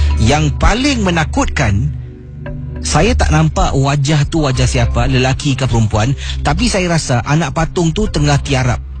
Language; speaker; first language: Malay; native; Malay